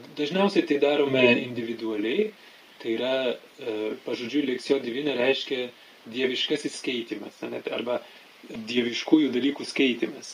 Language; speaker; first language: Lithuanian; non-native, fluent; French